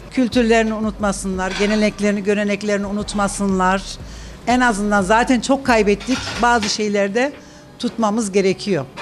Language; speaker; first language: Turkish; native; Turkish